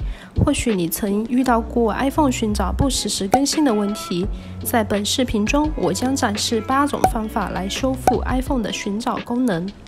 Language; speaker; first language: Chinese; native; Chinese